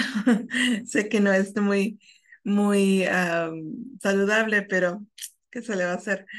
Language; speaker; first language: Spanish; non-native, fluent; English